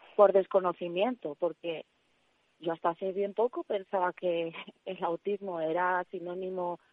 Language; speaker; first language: Spanish; native; Spanish